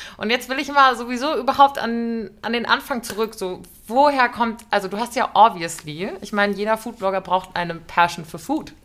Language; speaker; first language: German; native; German